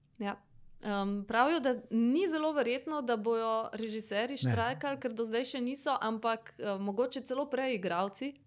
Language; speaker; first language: Slovenian; native; Slovenian